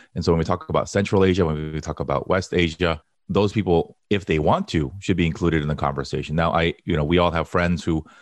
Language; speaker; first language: English; early bilingual, other home language; Korean